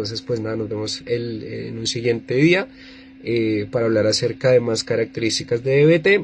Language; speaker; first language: Spanish; native; Spanish